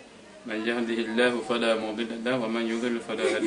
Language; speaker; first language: Arabic; non-native, local second language; Comorian